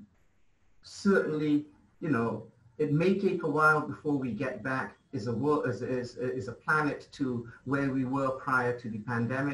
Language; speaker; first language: English; non-native, local second language; Bangla